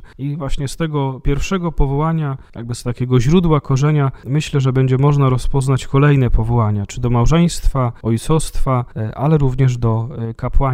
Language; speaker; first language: Polish; native; Polish